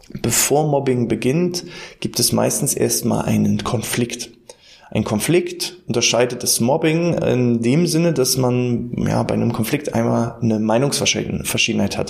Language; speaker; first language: German; native; German